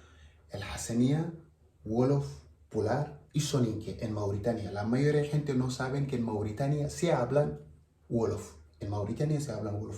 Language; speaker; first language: Spanish; non-native, learner; Wolof